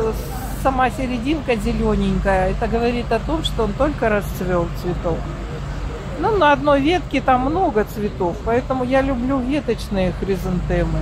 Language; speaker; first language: Russian; native; Russian